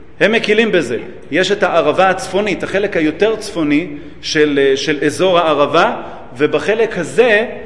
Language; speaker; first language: Hebrew; native; Hebrew